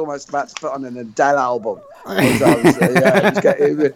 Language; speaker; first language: English; native; English